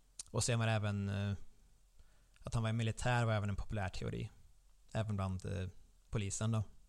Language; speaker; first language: Swedish; native; Swedish